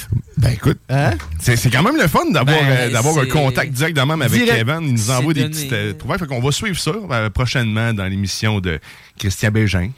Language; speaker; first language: French; native; French